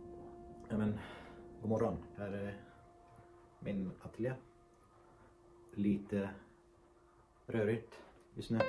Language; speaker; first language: Swedish; non-native, fluent; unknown